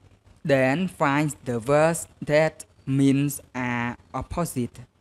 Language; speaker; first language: English; non-native, learner; Khmer